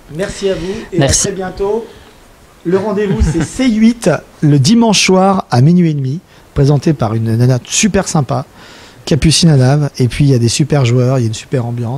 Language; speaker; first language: French; native; French